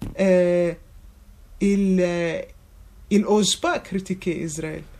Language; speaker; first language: French; non-native, fluent; Arabic